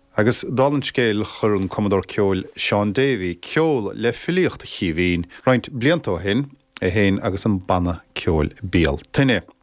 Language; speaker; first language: Irish; native; Irish